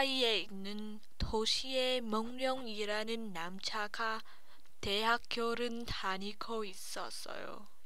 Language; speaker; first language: Korean; non-native, learner; English